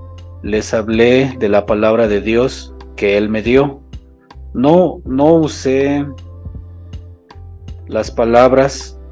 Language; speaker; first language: Spanish; non-native, local second language; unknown